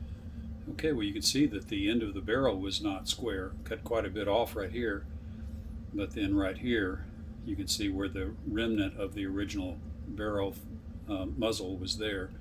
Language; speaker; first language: English; native; English